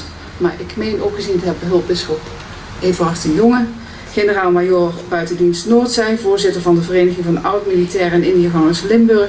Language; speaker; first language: Dutch; native; Dutch